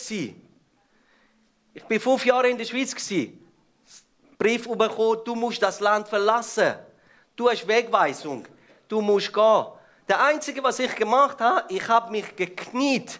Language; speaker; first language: German; non-native, fluent; Persian